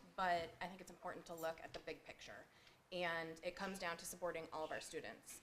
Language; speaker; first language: English; native; English